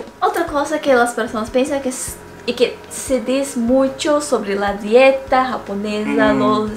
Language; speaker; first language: Spanish; non-native, fluent; Portuguese